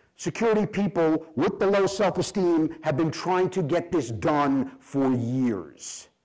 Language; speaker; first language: English; native; English